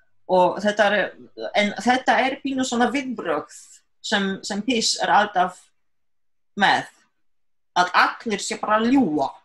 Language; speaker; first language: Icelandic; non-native, fluent; Polish